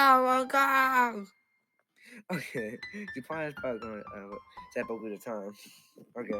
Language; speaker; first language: French; non-native, local second language; English